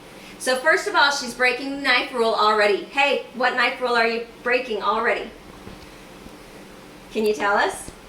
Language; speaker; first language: English; native; English